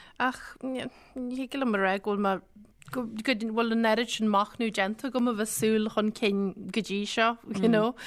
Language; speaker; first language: Irish; native; Irish